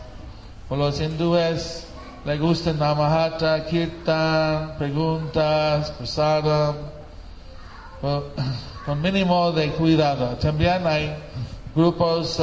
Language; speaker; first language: Spanish; non-native, fluent; English